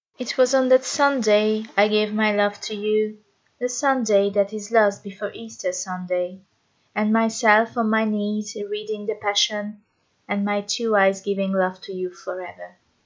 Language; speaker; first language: English; non-native, fluent; Hungarian